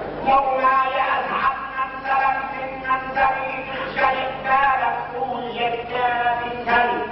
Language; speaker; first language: Arabic; native; Arabic